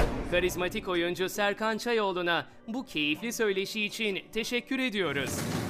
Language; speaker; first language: Turkish; native; Turkish